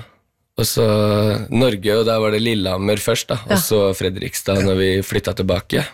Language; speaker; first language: Norwegian; early bilingual, heritage; Norwegian